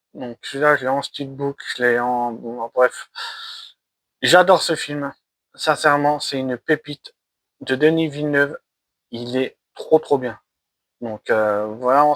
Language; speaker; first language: French; native; French